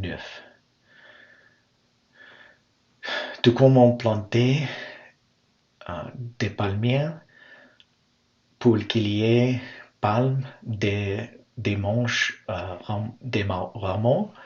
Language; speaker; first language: French; non-native, learner; English